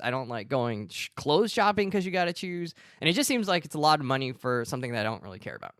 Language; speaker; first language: English; native; English